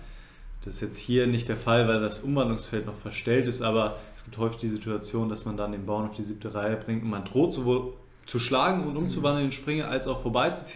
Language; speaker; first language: German; native; German